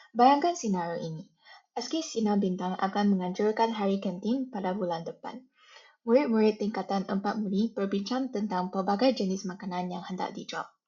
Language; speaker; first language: Malay; native; Malay